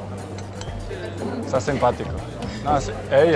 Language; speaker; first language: Spanish; non-native, fluent; Portuguese